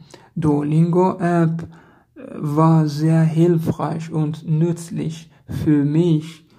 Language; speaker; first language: German; non-native, learner; Persian